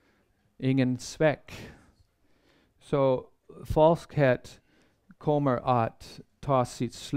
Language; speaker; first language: Swedish; non-native, fluent; English